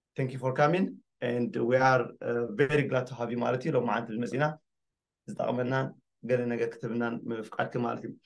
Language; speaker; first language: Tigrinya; native; Tigrinya